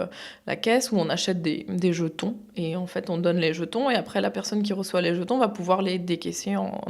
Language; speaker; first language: French; native; French